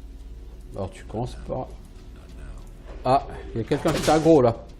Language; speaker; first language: French; native; French